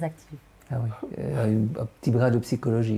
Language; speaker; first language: French; native; French